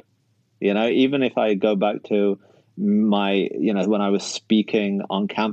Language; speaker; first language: English; native; English